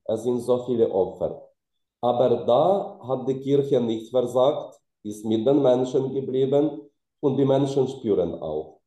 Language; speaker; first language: German; non-native, fluent; Ukrainian